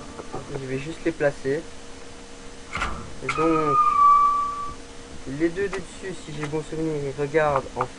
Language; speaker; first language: French; native; French